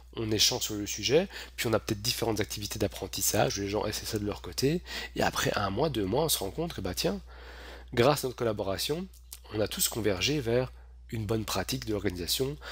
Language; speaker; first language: French; native; French